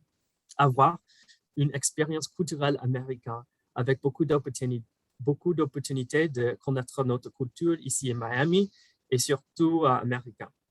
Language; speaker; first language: French; non-native, fluent; English